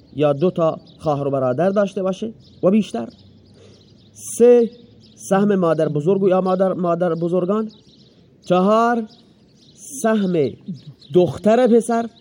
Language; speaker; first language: Persian; non-native, local second language; Baluchi